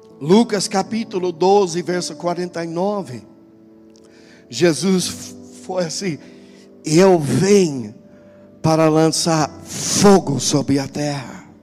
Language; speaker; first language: Portuguese; non-native, fluent; English